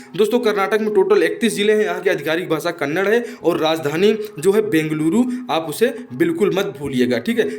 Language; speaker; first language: Hindi; native; Hindi